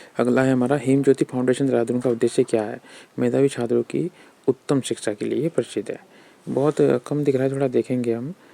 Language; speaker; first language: Hindi; native; Hindi